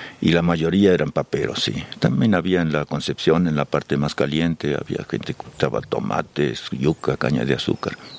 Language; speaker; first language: Spanish; early bilingual, other home language; German